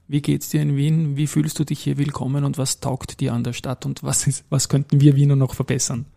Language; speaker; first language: German; native; German